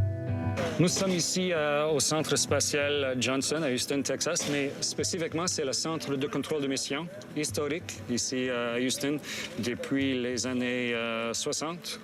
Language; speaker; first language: French; non-native, fluent; English